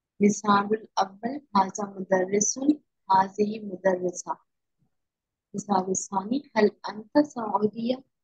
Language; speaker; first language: Arabic; non-native, learner; Urdu